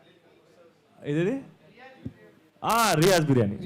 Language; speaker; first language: Telugu; native; Telugu